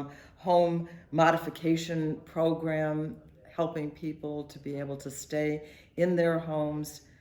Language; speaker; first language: English; native; English